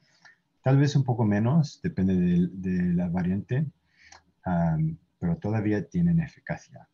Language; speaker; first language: Spanish; non-native, fluent; English